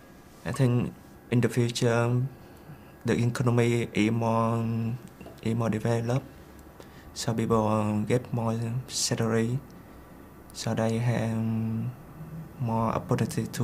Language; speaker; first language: English; non-native, learner; Vietnamese